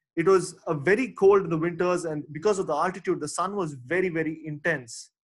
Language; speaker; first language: English; non-native, local second language; Tamil